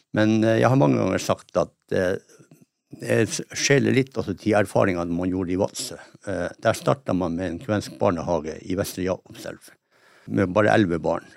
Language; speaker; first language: Norwegian; native; Norwegian